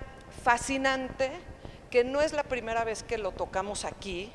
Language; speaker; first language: Spanish; native; Spanish